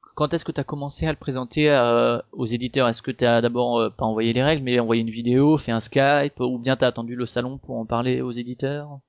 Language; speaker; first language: French; native; French